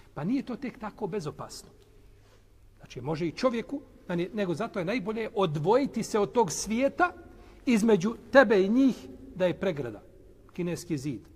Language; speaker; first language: Bosnian; native; Bosnian